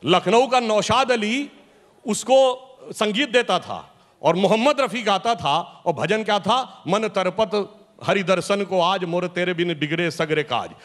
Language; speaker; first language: Hindi; native; Hindi